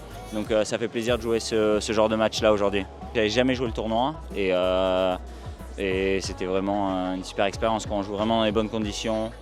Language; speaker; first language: French; native; French